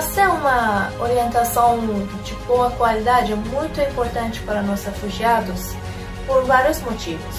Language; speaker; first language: Portuguese; non-native, fluent; Persian